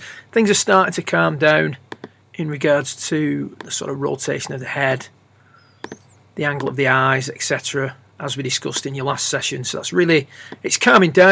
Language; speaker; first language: English; native; English